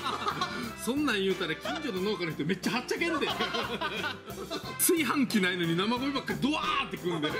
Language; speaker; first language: Japanese; native; Japanese